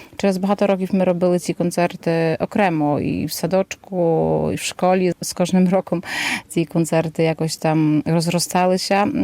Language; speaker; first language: Ukrainian; early bilingual, heritage; Ukrainian